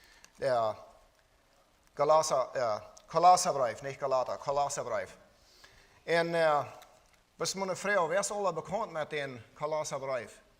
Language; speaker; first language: German; non-native, learner; Plautdietsch